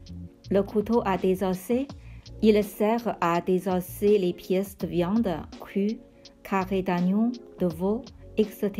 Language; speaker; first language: French; non-native, fluent; Chinese